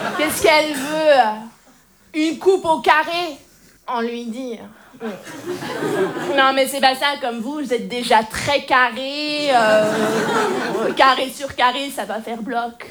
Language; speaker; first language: French; native; French